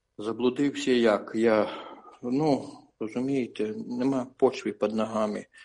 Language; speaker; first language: Ukrainian; non-native, local second language; Russian